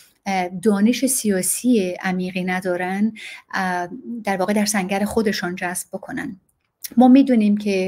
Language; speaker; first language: Persian; native; Persian